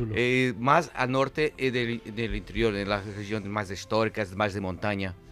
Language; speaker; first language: Spanish; non-native, fluent; Portuguese